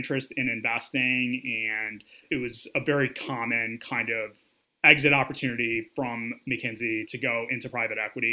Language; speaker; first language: English; native; English